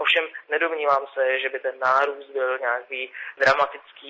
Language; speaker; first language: Czech; native; Czech